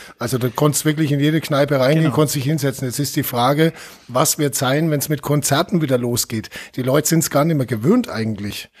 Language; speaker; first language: German; native; German